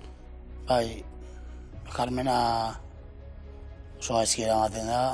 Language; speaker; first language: Basque; native; Basque